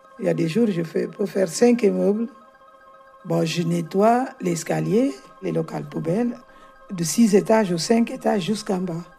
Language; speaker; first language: French; non-native, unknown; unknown